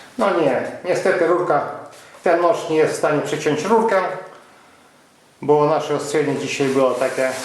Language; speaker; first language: Polish; non-native, fluent; Ukrainian